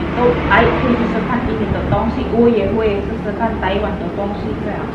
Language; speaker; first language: Chinese; non-native, learner; Indonesian